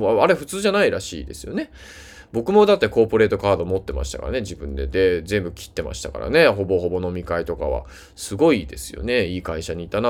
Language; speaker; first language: Japanese; native; Japanese